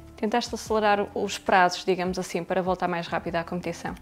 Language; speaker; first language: Portuguese; native; Portuguese